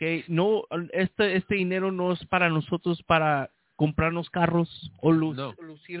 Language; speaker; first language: Spanish; early bilingual, heritage; Spanish